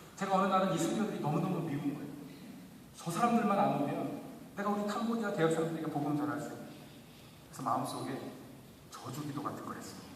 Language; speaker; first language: Korean; native; Korean